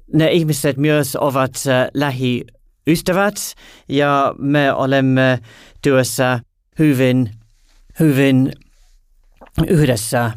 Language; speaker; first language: Finnish; non-native, learner; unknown